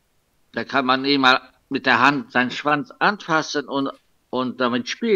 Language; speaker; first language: German; non-native, local second language; Luxembourgish